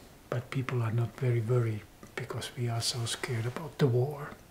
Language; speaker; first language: English; non-native, fluent; Finnish